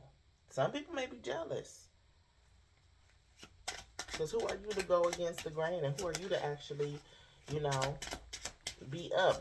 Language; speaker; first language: English; native; English